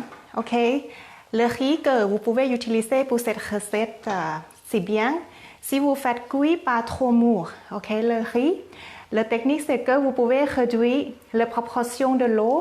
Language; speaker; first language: French; non-native, fluent; Thai